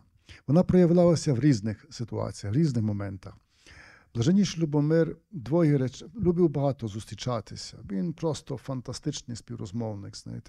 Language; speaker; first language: Ukrainian; native; Ukrainian